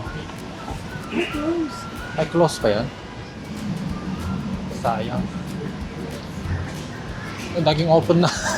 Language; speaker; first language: Filipino; non-native, learner; Korean